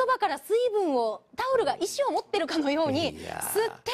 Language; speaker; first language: Japanese; native; Japanese